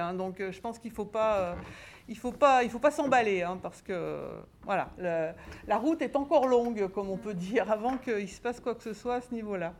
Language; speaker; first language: French; native; French